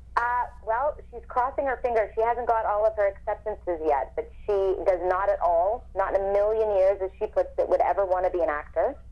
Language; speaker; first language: English; native; English